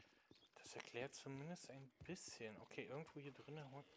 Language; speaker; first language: German; native; German